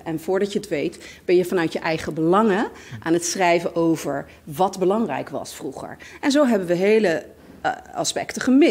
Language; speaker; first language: Dutch; native; Dutch